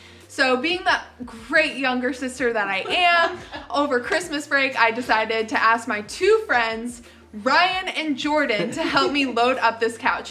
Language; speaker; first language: English; native; English